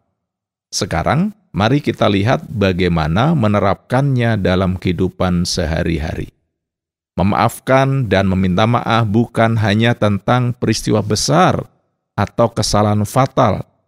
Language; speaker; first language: Indonesian; native; Indonesian